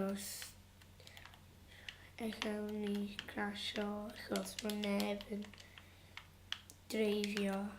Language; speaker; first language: Welsh; non-native, local second language; English